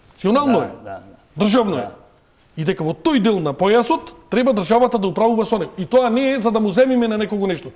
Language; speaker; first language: Macedonian; native; Macedonian